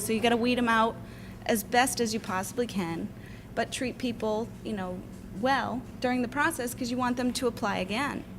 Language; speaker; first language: English; native; English